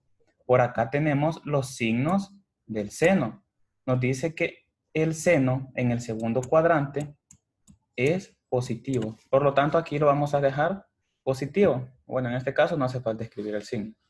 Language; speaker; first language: Spanish; native; Spanish